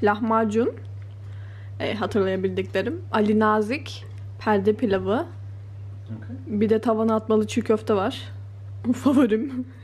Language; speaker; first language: Turkish; native; Turkish